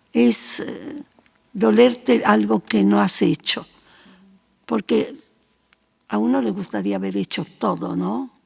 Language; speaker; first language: Spanish; native; Spanish